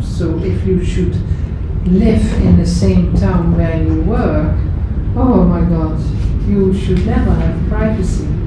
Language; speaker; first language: English; non-native, fluent; Dutch